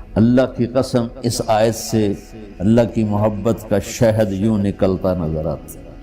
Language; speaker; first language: Urdu; non-native, local second language; Punjabi